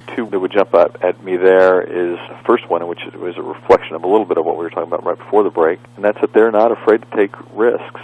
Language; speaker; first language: English; native; English